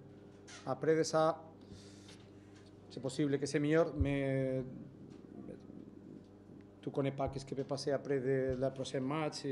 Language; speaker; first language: French; non-native, learner; Spanish